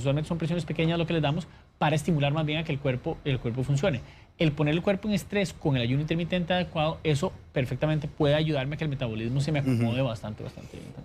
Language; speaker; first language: Spanish; native; Spanish